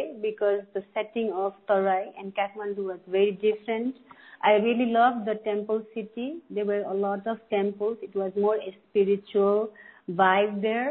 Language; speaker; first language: English; non-native, local second language; Nepali